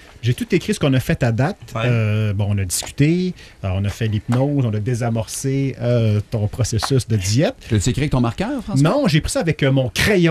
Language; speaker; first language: French; native; French